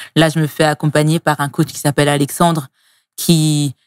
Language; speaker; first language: French; native; French